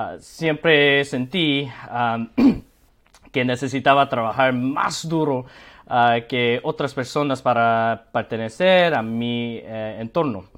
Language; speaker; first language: Spanish; non-native, learner; Korean